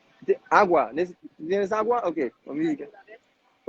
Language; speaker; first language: Spanish; non-native, learner; Haitian Creole